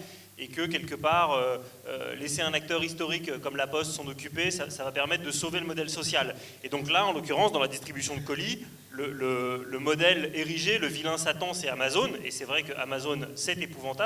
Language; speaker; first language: French; native; French